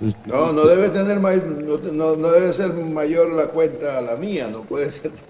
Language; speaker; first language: Spanish; native; Spanish